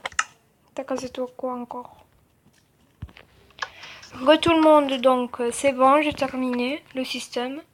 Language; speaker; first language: French; native; French